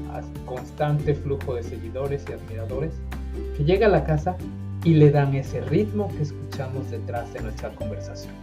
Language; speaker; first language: Spanish; native; Spanish